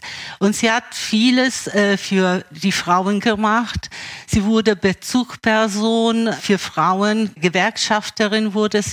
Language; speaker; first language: German; early bilingual, other home language; Italian